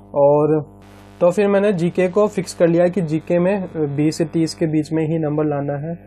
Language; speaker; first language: Hindi; native; Hindi